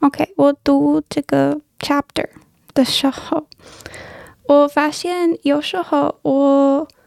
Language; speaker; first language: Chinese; non-native, learner; English